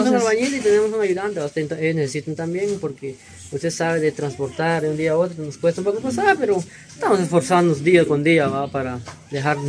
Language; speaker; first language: Spanish; native; Spanish